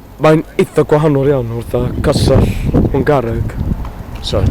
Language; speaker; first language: Welsh; non-native, learner; English